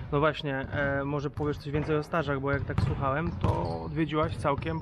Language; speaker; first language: Polish; native; Polish